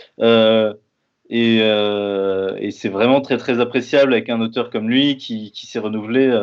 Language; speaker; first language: French; native; French